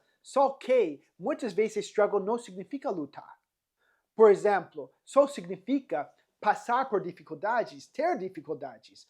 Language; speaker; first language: Portuguese; non-native, fluent; English